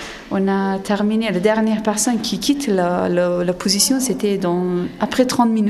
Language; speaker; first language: French; non-native, learner; Persian